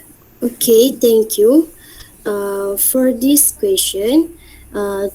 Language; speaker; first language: English; non-native, learner; Malay